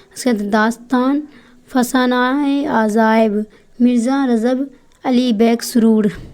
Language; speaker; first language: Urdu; native; Urdu